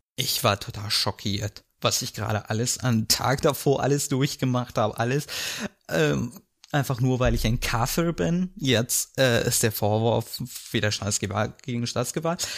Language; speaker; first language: German; non-native, fluent; Kurdish